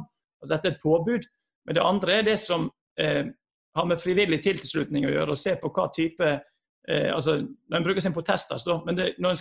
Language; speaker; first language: Norwegian; native; Norwegian